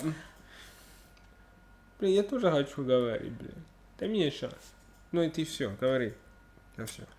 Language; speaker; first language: Russian; non-native, learner; English